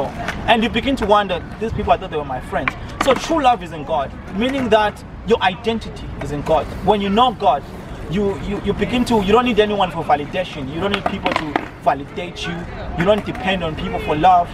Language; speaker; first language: English; non-native, local second language; Shona